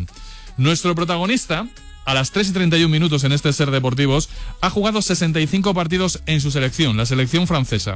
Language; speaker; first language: Spanish; native; Spanish